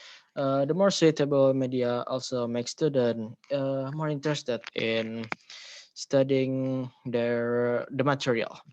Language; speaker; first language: English; non-native, learner; Indonesian